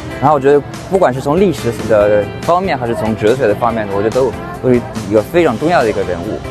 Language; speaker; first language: Chinese; non-native, fluent; French